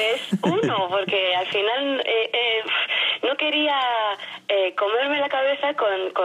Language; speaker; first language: Spanish; non-native, fluent; French